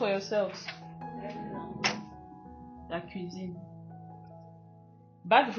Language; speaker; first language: English; non-native, fluent; French